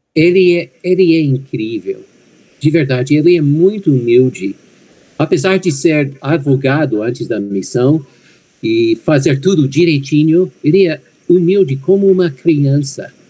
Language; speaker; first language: Portuguese; non-native, fluent; English